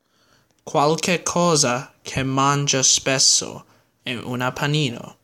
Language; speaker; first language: Italian; non-native, learner; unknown